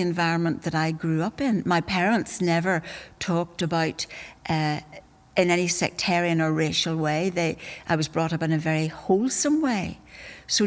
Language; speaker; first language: English; native; English